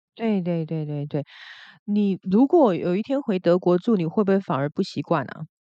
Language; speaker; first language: Chinese; native; Chinese